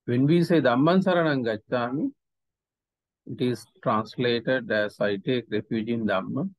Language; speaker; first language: English; non-native, local second language; Sinhala